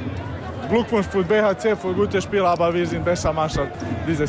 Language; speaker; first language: German; non-native, learner; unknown